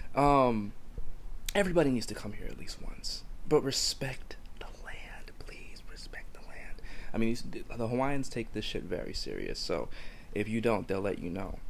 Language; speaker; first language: English; native; English